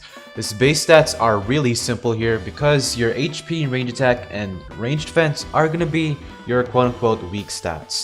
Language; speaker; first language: English; native; English